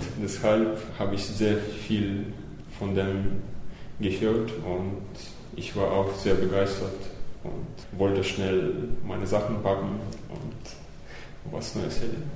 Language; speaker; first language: German; early bilingual, other home language; Russian